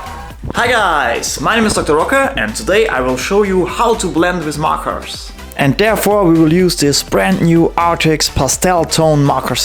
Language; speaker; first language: English; non-native, fluent; German